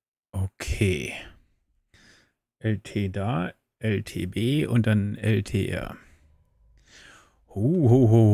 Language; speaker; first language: German; native; German